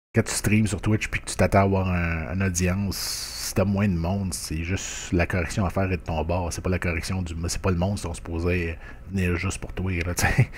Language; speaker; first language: French; native; French